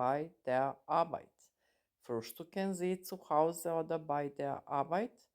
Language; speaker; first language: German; non-native, fluent; Serbian